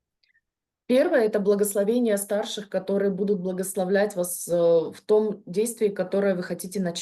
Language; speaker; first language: Russian; native; Russian